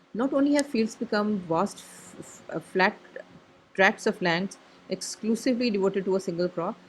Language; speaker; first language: English; non-native, local second language; Urdu